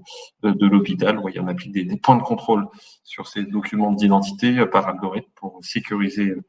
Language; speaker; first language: French; native; French